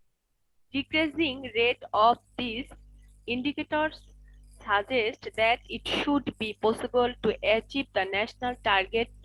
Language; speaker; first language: English; non-native, local second language; Bangla